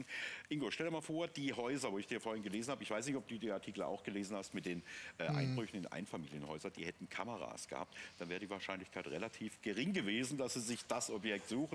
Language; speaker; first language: German; native; German